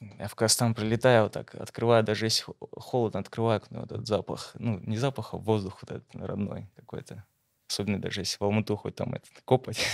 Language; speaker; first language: Russian; native; Russian